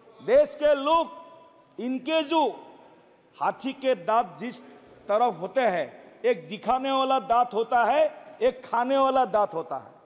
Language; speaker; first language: Hindi; non-native, local second language; Assamese